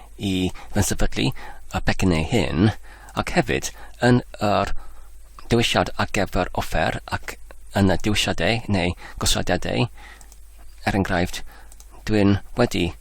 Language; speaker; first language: Welsh; non-native, learner; English